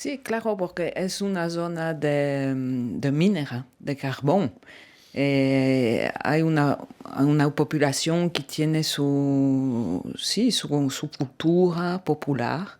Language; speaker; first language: Spanish; non-native, fluent; French